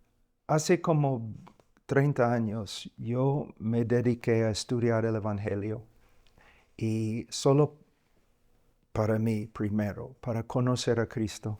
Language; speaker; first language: Spanish; non-native, fluent; English